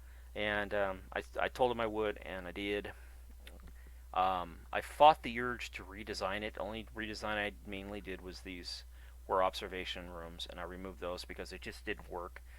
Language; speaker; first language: English; native; English